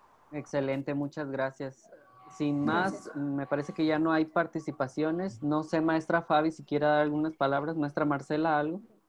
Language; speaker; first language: Spanish; native; Spanish